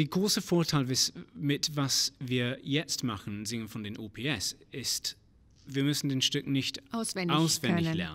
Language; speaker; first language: German; non-native, fluent; English